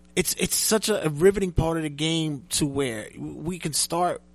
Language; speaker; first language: English; native; English